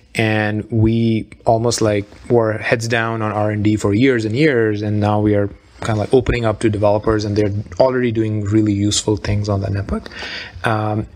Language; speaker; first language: English; non-native, local second language; Urdu